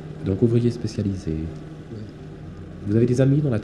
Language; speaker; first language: French; native; French